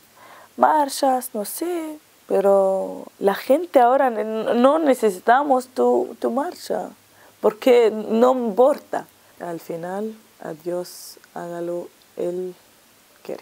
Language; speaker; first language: Spanish; non-native, learner; Arabic